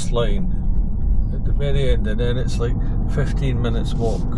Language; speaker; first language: English; native; English